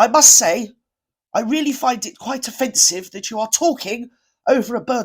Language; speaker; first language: English; native; English